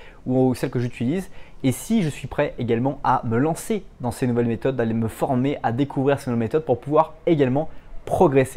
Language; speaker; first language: French; native; French